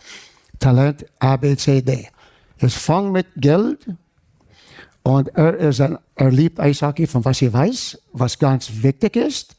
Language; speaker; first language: German; non-native, fluent; English